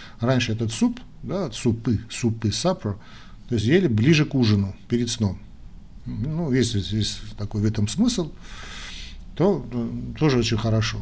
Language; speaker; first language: Russian; non-native, local second language; Armenian